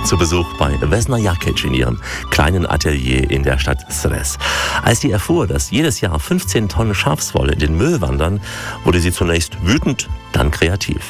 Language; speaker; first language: German; native; German